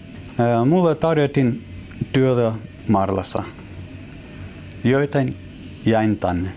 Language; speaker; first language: Finnish; non-native, learner; Ukrainian